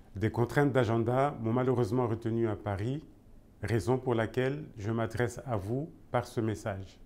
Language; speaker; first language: French; non-native, local second language; Comorian